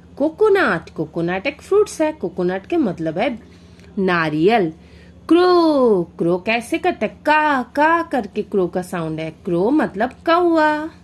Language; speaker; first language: Hindi; non-native, local second language; Bangla